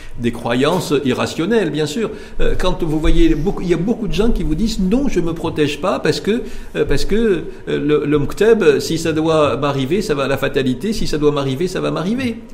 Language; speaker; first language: French; non-native, local second language; Arabic